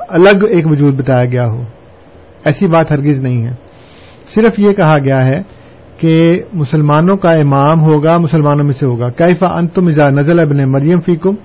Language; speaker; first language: Urdu; non-native, local second language; Punjabi